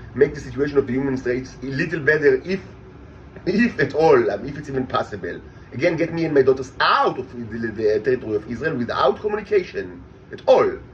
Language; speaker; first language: English; non-native, fluent; Hebrew